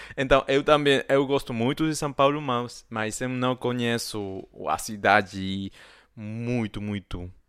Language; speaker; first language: Portuguese; non-native, fluent; Spanish